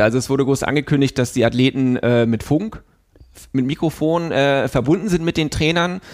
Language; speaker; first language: German; native; German